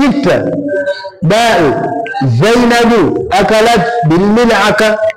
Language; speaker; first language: Arabic; non-native, fluent; Swahili